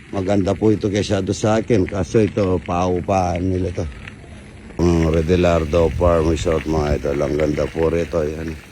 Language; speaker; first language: Filipino; non-native, local second language; Pampanga